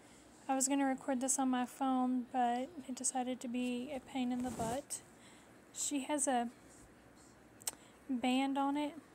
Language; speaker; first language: English; native; English